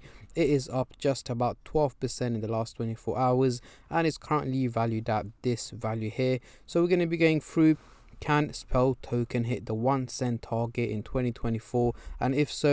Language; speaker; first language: English; native; English